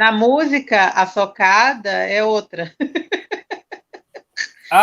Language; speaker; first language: Portuguese; native; Portuguese